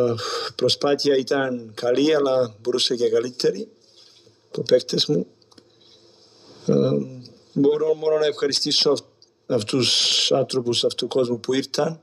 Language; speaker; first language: Greek; non-native, fluent; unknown